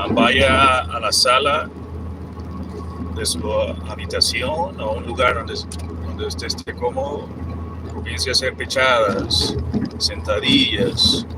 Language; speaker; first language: Spanish; early bilingual, heritage; Spanish